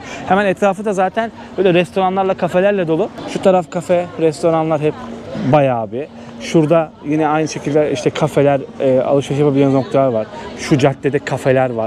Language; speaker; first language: Turkish; native; Turkish